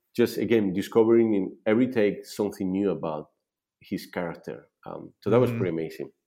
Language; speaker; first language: English; non-native, fluent; Spanish